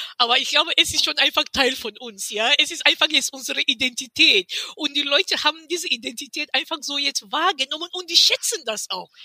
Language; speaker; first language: German; non-native, fluent; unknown